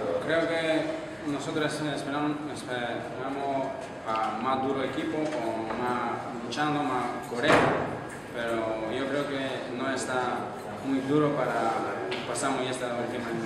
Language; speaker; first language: Spanish; non-native, learner; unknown